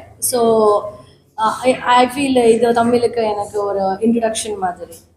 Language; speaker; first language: Tamil; non-native, learner; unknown